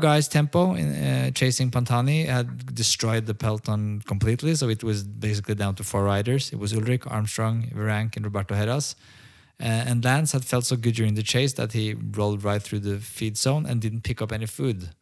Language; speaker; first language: English; non-native, fluent; Norwegian